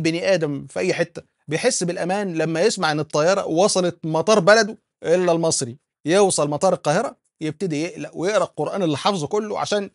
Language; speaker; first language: Arabic; native; Arabic